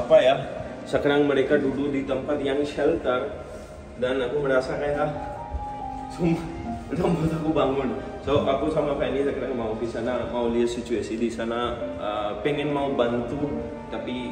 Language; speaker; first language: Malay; non-native, learner; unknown